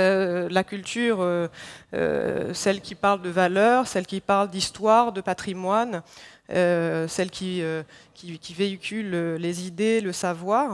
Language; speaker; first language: French; non-native, local second language; Haitian Creole